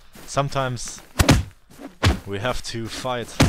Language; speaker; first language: English; non-native, learner; German